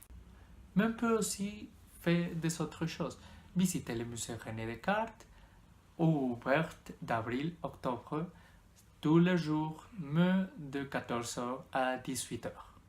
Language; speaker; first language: French; non-native, learner; Spanish